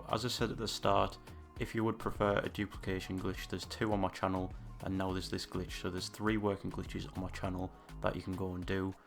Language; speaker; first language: English; native; English